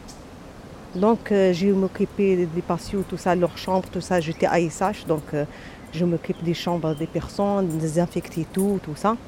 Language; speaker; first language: French; non-native, local second language; Arabic